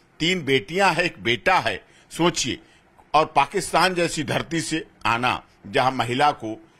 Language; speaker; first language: Hindi; native; Hindi